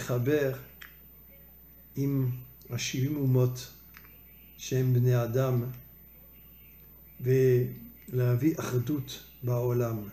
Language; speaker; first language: Hebrew; non-native, fluent; French